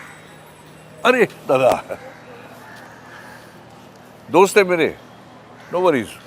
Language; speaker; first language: Hindi; non-native, local second language; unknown